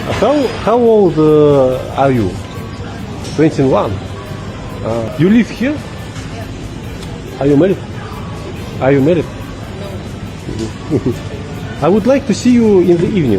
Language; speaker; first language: English; non-native, learner; Russian